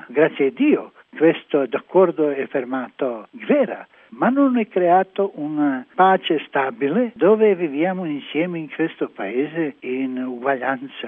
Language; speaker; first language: Italian; non-native, learner; Croatian